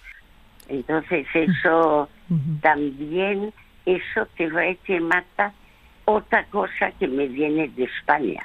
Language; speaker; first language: Spanish; early bilingual, other home language; French